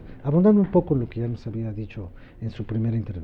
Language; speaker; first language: Spanish; native; Spanish